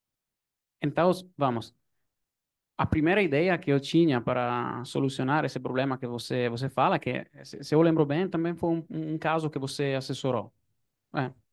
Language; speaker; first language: Portuguese; non-native, fluent; Italian